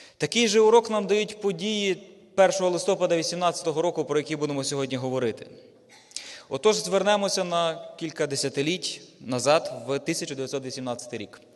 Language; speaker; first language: Ukrainian; native; Ukrainian